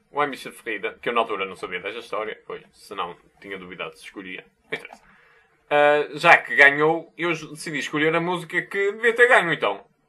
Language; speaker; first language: Portuguese; native; Portuguese